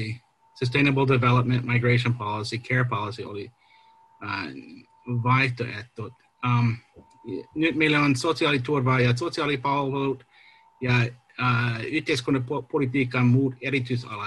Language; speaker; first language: Finnish; non-native, learner; English